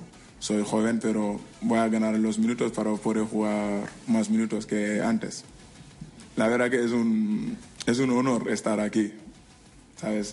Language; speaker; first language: Spanish; non-native, learner; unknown